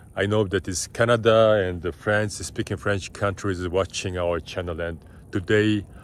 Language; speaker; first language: English; non-native, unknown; Mongolian